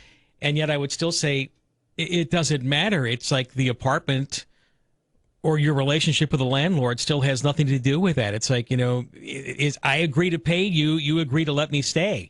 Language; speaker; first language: English; native; English